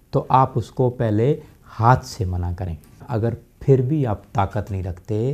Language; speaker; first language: Urdu; non-native, local second language; Punjabi